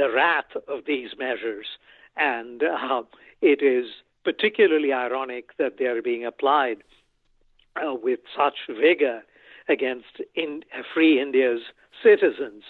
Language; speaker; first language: English; non-native, local second language; Bangla